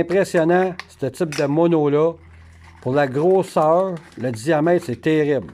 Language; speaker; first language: French; native; French